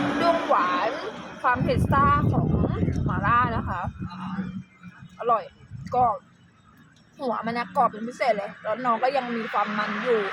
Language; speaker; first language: Thai; native; Thai